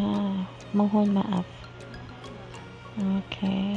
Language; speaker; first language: Indonesian; non-native, learner; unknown